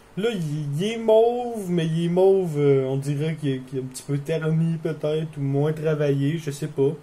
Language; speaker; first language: French; native; French